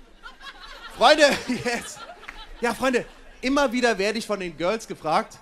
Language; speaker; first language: German; native; German